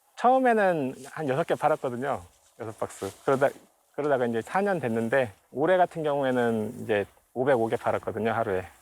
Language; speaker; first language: Korean; native; Korean